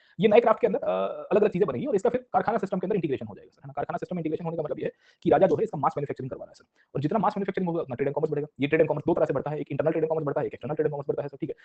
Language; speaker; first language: Hindi; non-native, local second language; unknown